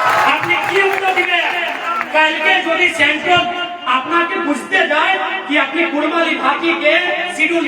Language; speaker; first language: Bangla; non-native, local second language; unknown